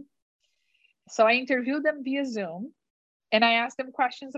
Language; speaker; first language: English; non-native, fluent; Portuguese